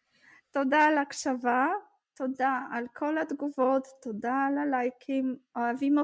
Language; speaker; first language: Hebrew; non-native, fluent; Russian